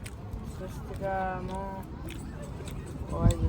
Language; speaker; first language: Japanese; non-native, learner; Nepali